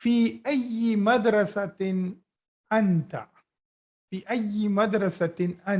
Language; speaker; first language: Arabic; non-native, fluent; Urdu